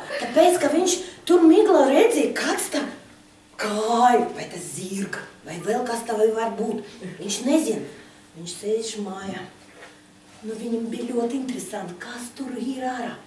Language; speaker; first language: Latvian; non-native, local second language; Russian